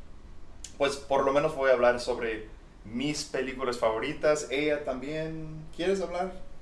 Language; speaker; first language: Spanish; non-native, fluent; English